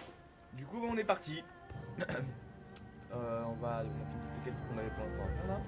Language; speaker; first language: French; native; French